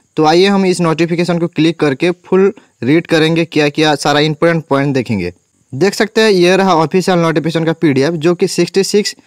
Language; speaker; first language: Hindi; non-native, local second language; Bangla